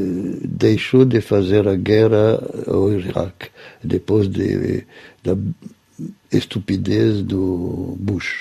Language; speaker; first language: Portuguese; non-native, fluent; French